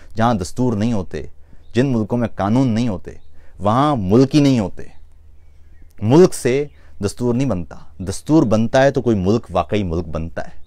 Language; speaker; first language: Urdu; non-native, local second language; Punjabi